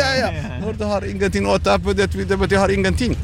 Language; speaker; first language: Norwegian; non-native, learner; Tigrinya